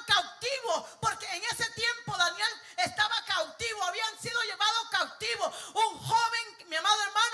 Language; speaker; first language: Spanish; native; Spanish